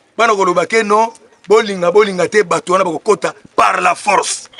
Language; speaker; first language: Lingala; non-native, local second language; Kongo